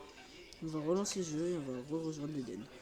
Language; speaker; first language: French; native; French